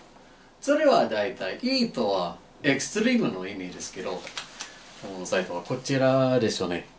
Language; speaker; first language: Japanese; non-native, fluent; English